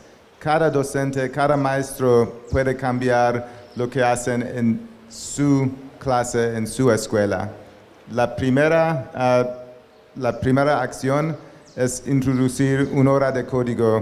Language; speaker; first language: Spanish; non-native, learner; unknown